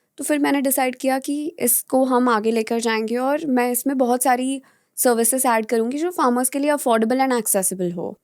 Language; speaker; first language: Hindi; native; Hindi